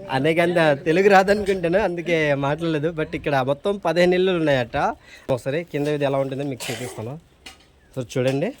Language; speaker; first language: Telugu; non-native, local second language; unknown